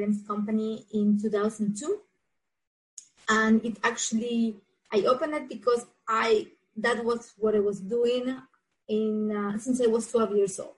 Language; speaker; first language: English; non-native, fluent; Spanish